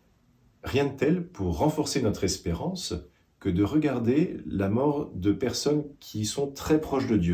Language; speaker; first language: French; native; French